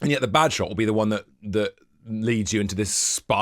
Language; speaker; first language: English; native; English